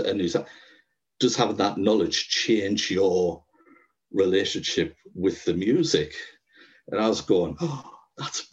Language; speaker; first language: English; native; English